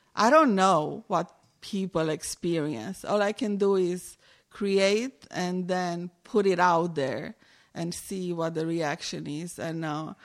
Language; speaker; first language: English; non-native, fluent; Romanian